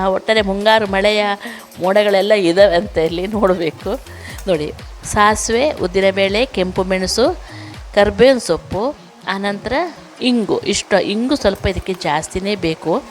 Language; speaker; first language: Kannada; non-native, local second language; Tulu